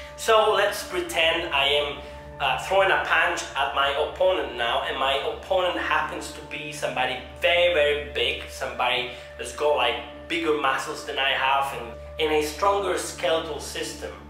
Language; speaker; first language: English; non-native, fluent; Italian